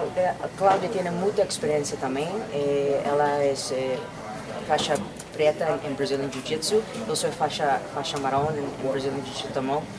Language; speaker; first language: Portuguese; non-native, learner; Spanish